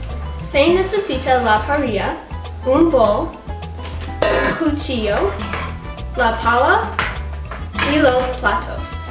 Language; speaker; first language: Spanish; non-native, learner; English